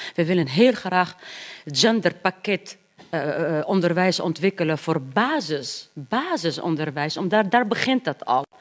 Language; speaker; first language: Dutch; non-native, fluent; Arabic